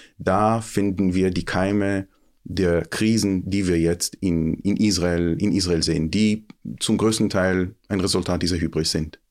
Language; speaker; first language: German; non-native, fluent; Hebrew